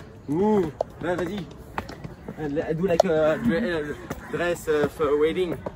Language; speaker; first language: English; non-native, learner; French